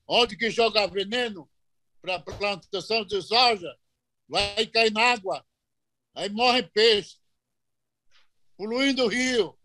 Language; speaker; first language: Portuguese; non-native, local second language; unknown